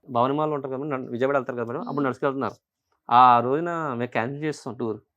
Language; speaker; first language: Telugu; non-native, local second language; Urdu